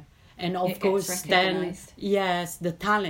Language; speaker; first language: English; non-native, fluent; Italian